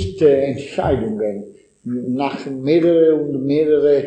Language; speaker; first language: German; non-native, learner; Italian